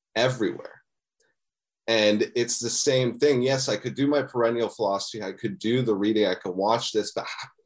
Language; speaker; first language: English; native; English